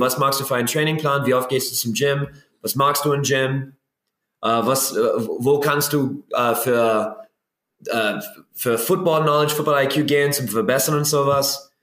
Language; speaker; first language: German; non-native, learner; English